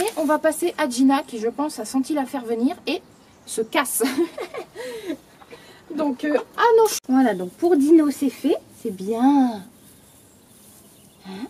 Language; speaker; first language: French; native; French